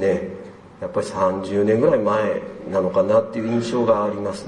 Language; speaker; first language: Japanese; native; Japanese